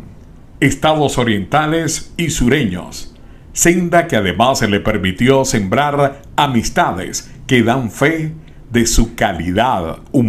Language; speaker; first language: Spanish; native; Spanish